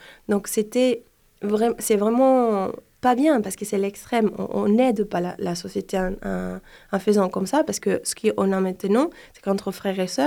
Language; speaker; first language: French; non-native, fluent; Spanish